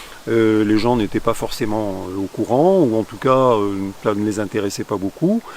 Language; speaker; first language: French; native; French